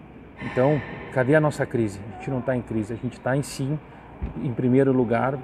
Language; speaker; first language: Portuguese; native; Portuguese